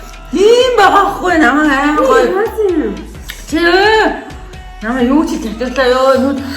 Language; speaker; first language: Mongolian; native; Mongolian